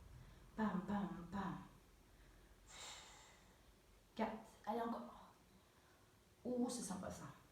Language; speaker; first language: French; native; French